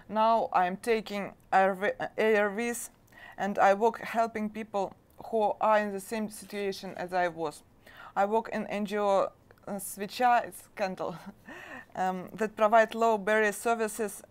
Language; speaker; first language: English; non-native, learner; Russian